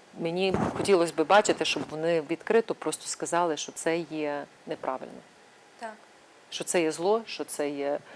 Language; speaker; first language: Ukrainian; native; Ukrainian